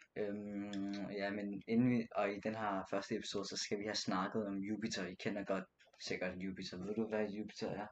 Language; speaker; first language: Danish; early bilingual, other home language; Nepali